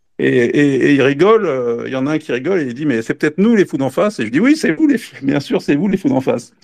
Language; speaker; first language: French; native; French